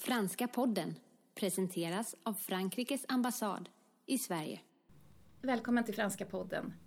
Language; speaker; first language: Swedish; native; Swedish